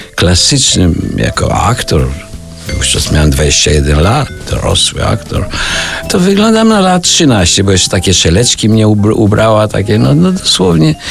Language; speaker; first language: Polish; native; Polish